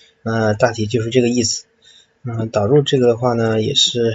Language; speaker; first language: Chinese; native; Chinese